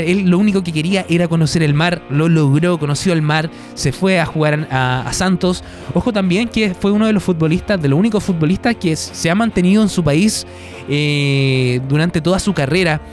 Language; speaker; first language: Spanish; native; Spanish